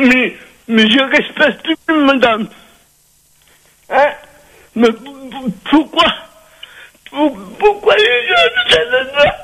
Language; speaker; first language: French; non-native, local second language; Réunion Creole French